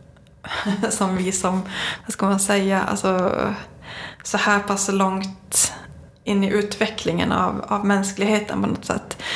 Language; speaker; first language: Swedish; native; Swedish